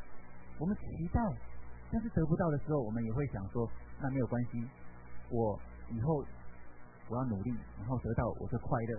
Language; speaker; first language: Chinese; native; Chinese